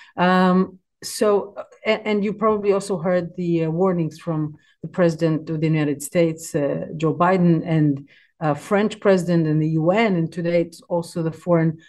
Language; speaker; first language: English; non-native, fluent; Hebrew